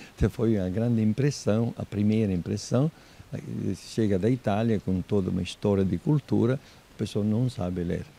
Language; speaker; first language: Portuguese; non-native, fluent; Italian